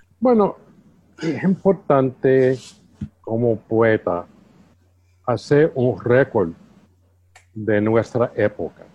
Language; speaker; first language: Spanish; early bilingual, heritage; English